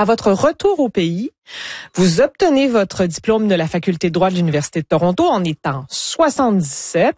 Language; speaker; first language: French; native; French